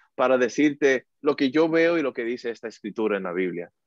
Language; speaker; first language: Spanish; early bilingual, heritage; Spanish